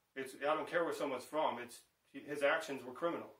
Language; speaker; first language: English; native; English